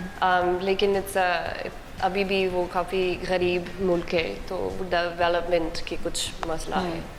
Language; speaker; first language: Hindi; non-native, learner; English